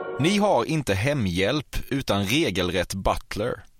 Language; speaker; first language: Swedish; native; Swedish